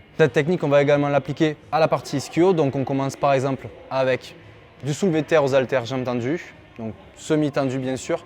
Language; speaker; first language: French; native; French